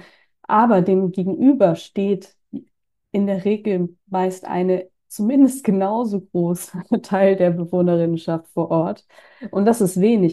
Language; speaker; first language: German; native; German